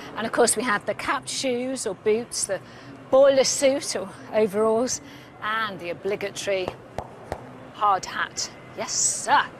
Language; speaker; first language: English; native; English